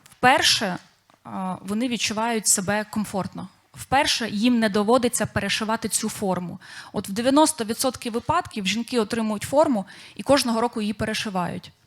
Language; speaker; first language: Ukrainian; native; Ukrainian